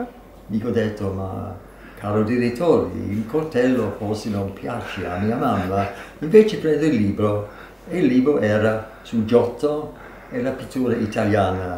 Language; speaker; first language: Italian; non-native, fluent; English